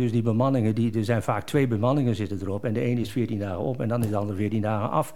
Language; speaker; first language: Dutch; native; Dutch